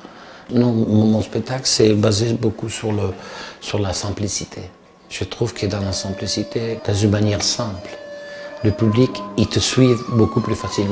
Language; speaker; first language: French; non-native, fluent; Italian